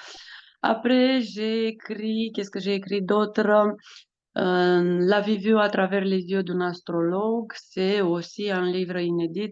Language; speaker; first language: French; non-native, fluent; Romanian